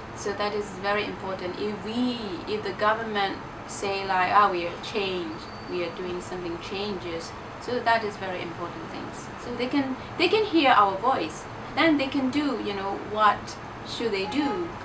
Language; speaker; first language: English; non-native, learner; Burmese